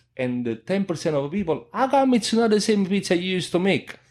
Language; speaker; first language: English; non-native, fluent; Italian